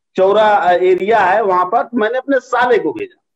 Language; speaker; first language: Hindi; native; Hindi